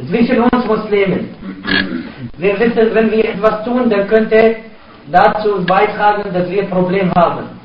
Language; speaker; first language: German; non-native, fluent; Arabic